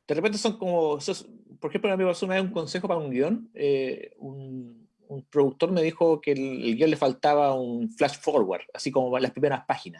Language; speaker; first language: Spanish; native; Spanish